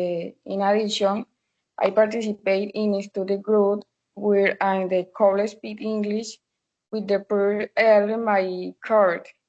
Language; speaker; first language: English; non-native, learner; Spanish